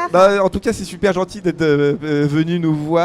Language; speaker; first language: French; native; French